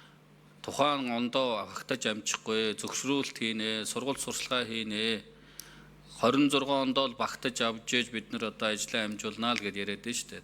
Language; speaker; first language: Mongolian; native; Mongolian